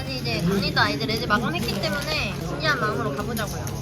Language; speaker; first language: Korean; native; Korean